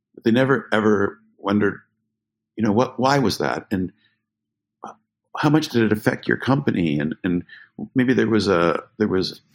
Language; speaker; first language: English; native; English